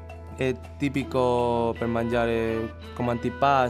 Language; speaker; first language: Italian; non-native, learner; Chinese